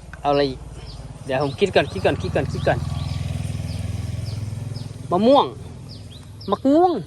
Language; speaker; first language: Thai; non-native, local second language; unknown